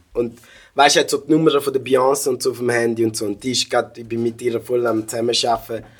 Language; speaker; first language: German; native; German